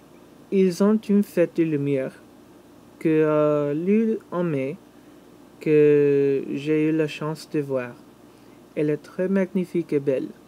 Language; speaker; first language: French; non-native, learner; English